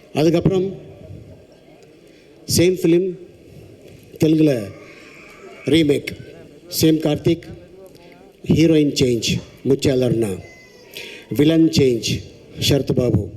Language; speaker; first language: Tamil; non-native, local second language; Telugu